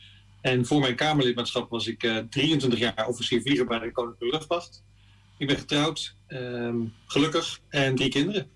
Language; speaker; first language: Dutch; native; Dutch